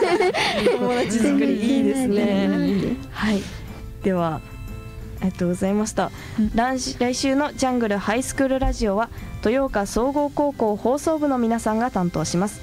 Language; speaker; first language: Japanese; native; Japanese